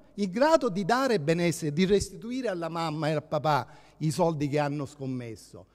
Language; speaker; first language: Italian; native; Italian